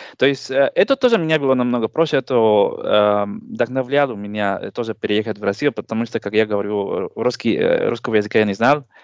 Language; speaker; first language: Russian; non-native, learner; Spanish